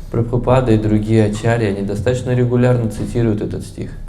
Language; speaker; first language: Russian; native; Russian